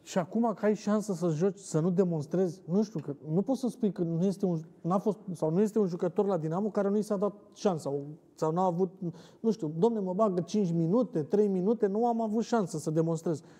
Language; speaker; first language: Romanian; native; Romanian